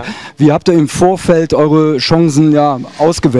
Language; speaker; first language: German; native; German